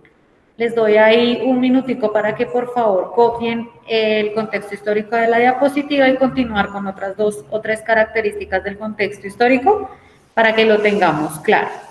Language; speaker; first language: Spanish; native; Spanish